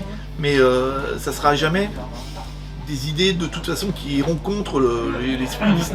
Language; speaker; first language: French; native; French